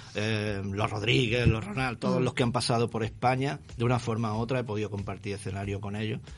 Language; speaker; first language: Spanish; native; Spanish